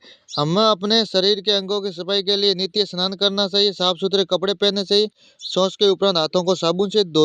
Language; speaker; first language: Hindi; native; Hindi